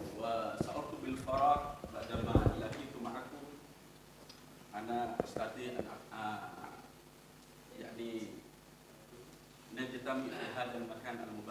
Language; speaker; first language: Arabic; non-native, learner; Indonesian